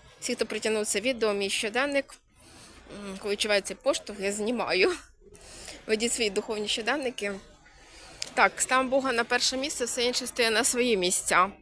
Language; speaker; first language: Ukrainian; native; Ukrainian